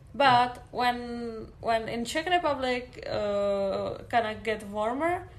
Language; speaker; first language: English; non-native, fluent; Czech